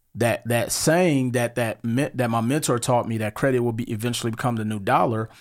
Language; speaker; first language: English; native; English